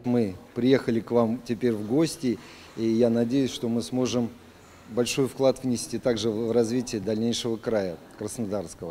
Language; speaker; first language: Russian; native; Russian